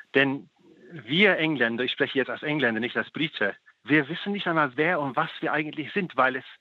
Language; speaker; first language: German; non-native, fluent; English